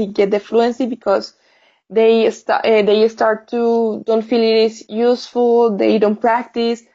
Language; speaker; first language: English; non-native, learner; Spanish